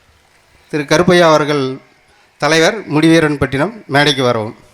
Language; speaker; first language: Tamil; native; Tamil